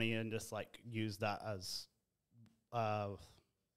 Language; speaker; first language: English; native; English